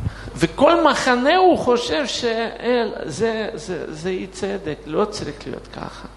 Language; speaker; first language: Hebrew; non-native, fluent; Russian